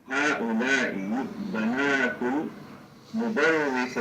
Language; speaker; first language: Arabic; non-native, learner; English